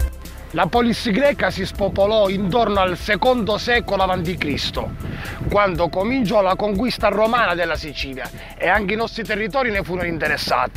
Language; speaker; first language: Italian; native; Italian